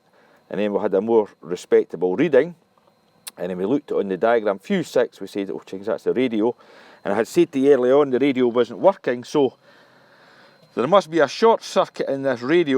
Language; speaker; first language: English; native; English